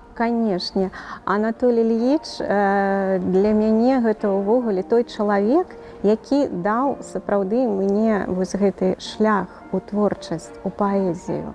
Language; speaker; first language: Belarusian; native; Belarusian